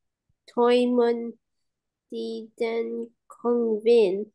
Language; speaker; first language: Vietnamese; early bilingual, heritage; Vietnamese